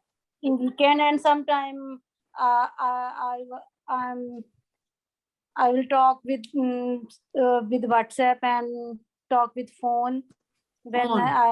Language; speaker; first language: English; non-native, learner; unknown